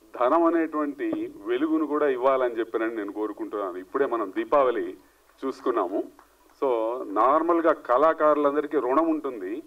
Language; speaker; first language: Telugu; native; Telugu